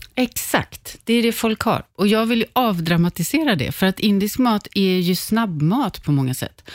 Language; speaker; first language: Swedish; native; Swedish